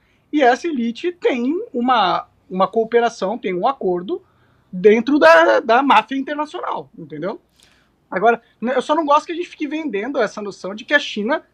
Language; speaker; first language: Portuguese; native; Portuguese